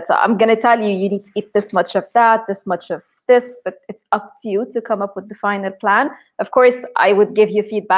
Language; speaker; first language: English; non-native, fluent; Arabic